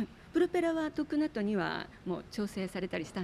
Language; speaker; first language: Japanese; native; Japanese